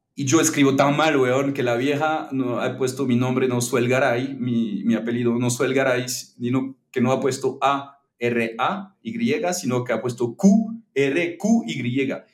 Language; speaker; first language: Spanish; non-native, fluent; French